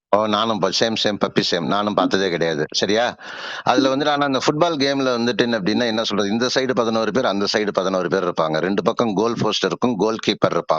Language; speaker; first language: Tamil; native; Tamil